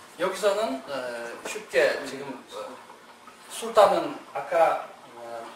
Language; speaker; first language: Korean; non-native, fluent; Kyrgyz